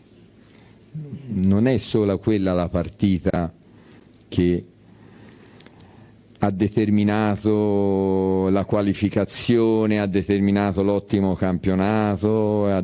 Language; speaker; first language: Italian; native; Italian